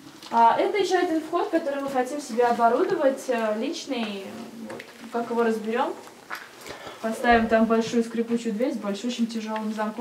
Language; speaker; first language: Russian; native; Russian